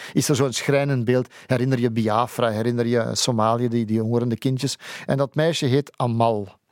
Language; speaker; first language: Dutch; native; Dutch